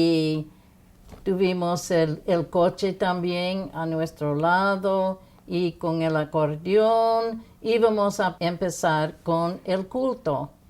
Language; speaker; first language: Spanish; non-native, fluent; English